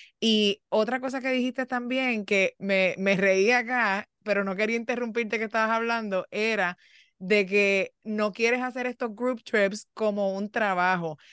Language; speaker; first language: Spanish; native; Spanish